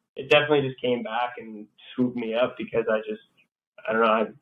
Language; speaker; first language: English; native; English